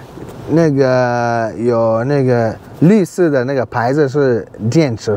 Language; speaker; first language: Chinese; non-native, learner; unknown